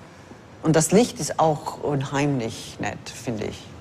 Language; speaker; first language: German; non-native, fluent; English